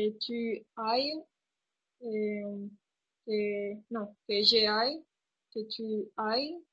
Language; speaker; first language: French; non-native, learner; Spanish